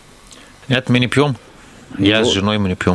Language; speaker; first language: Russian; non-native, learner; Arabic